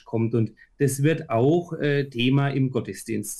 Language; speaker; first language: German; native; German